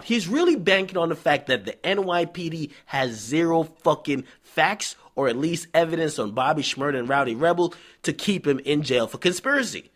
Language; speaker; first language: English; native; English